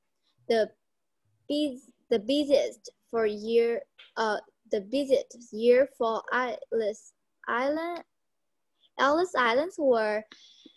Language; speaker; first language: English; non-native, learner; Vietnamese